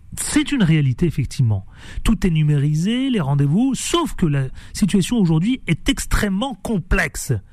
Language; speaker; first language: French; native; French